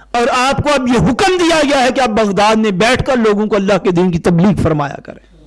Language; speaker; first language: Urdu; non-native, local second language; Punjabi